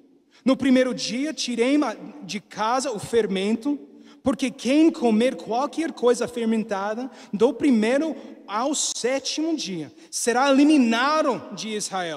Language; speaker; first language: Portuguese; non-native, learner; English